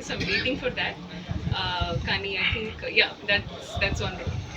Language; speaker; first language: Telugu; non-native, local second language; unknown